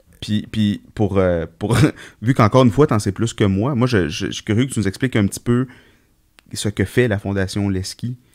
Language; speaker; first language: French; native; French